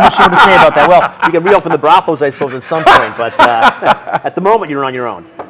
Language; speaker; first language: English; native; English